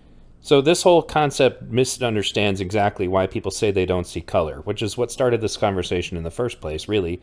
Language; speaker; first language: English; native; English